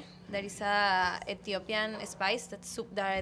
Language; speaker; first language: English; non-native, learner; Spanish